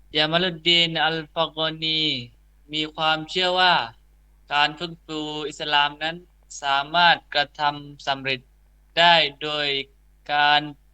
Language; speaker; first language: Thai; non-native, local second language; Pattani Malay